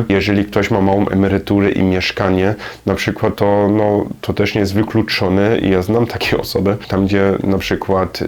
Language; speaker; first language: Polish; non-native, learner; German